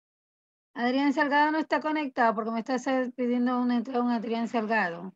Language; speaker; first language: Spanish; native; Spanish